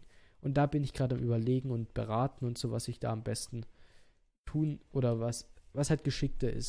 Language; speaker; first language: German; native; German